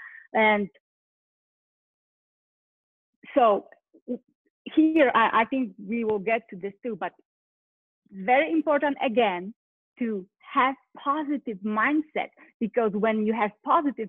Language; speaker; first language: English; non-native, fluent; Polish